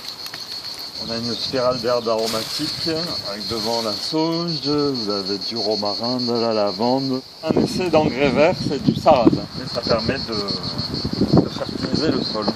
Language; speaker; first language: French; native; French